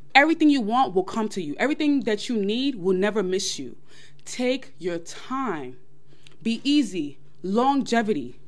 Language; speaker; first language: English; early bilingual, other home language; Yoruba